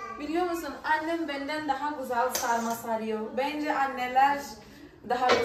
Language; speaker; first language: Turkish; non-native, fluent; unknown